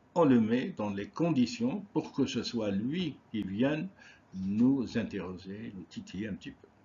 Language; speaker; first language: French; non-native, local second language; Arabic